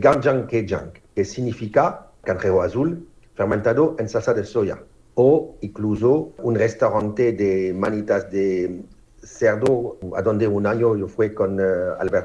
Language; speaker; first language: Spanish; non-native, fluent; French